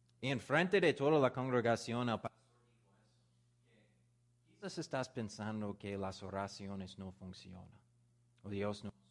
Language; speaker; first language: Spanish; non-native, learner; English